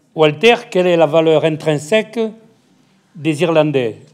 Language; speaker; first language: French; native; French